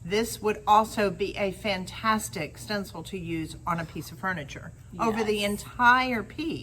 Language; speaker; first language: English; native; English